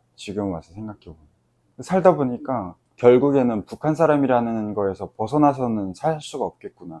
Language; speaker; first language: Korean; native; Korean